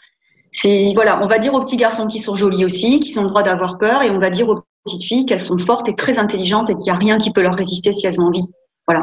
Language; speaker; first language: French; native; French